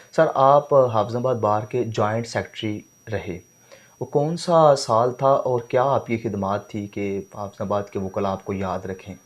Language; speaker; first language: Urdu; non-native, local second language; Punjabi